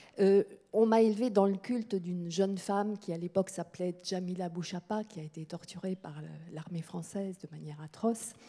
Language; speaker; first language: French; native; French